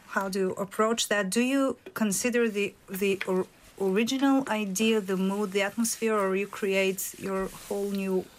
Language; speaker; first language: English; non-native, fluent; Bulgarian